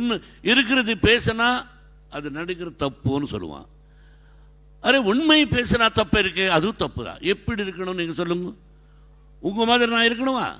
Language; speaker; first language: Tamil; non-native, learner; Telugu